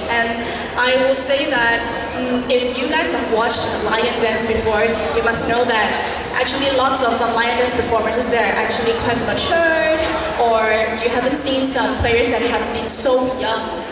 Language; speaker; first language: English; non-native, local second language; Chinese